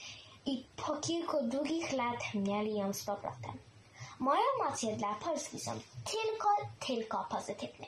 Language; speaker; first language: Polish; early bilingual, heritage; Polish